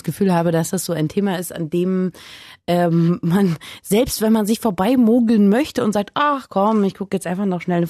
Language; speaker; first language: German; native; German